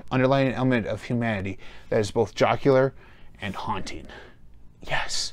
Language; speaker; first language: English; native; English